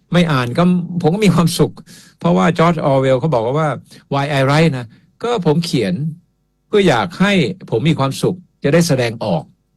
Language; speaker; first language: Thai; native; Thai